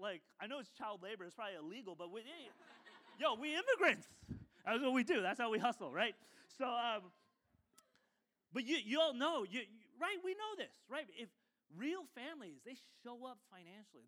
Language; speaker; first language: English; native; English